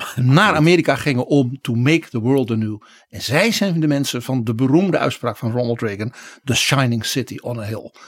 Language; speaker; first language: Dutch; native; Dutch